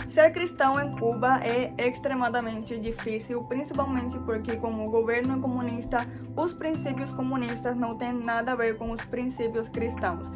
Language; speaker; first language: Portuguese; non-native, fluent; Spanish